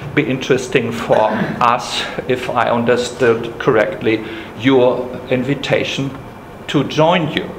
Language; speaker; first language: English; non-native, fluent; German